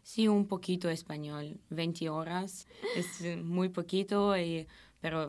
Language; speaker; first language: Spanish; non-native, learner; Russian